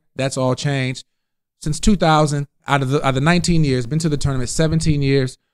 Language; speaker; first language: English; native; English